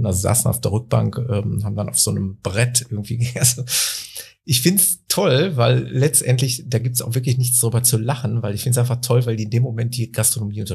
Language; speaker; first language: German; native; German